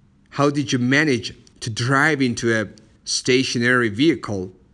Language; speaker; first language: English; non-native, fluent; Persian